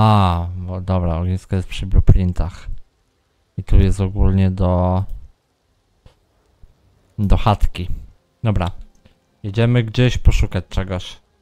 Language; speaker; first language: Polish; native; Polish